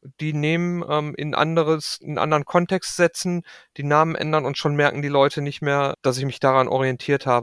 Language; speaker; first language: German; native; German